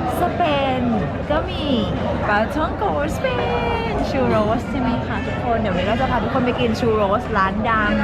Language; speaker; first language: Thai; native; Thai